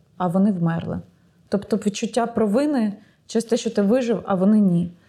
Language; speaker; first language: Ukrainian; non-native, local second language; Russian